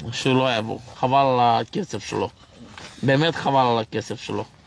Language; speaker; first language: Hebrew; non-native, fluent; Romanian